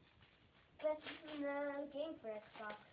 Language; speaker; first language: English; native; English